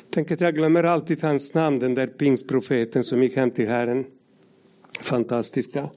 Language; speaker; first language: Swedish; non-native, fluent; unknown